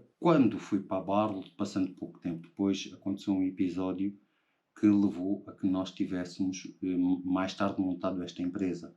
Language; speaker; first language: Portuguese; native; Portuguese